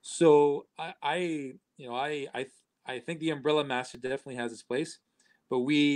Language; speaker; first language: English; native; English